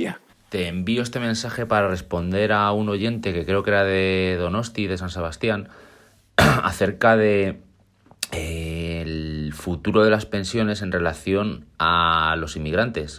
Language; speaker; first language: Spanish; native; Spanish